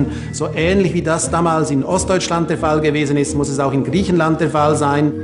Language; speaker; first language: German; native; German